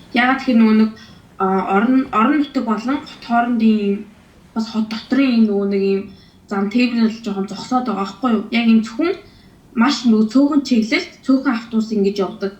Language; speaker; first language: Mongolian; native; Mongolian